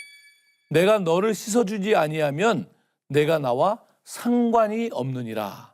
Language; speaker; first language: Korean; native; Korean